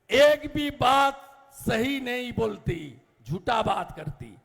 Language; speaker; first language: Hindi; non-native, local second language; Bangla